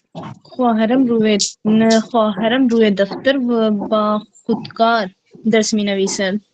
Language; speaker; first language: Persian; non-native, learner; Urdu